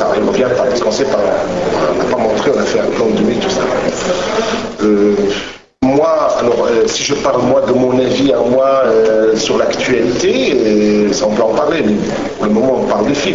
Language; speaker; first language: French; non-native, local second language; Arabic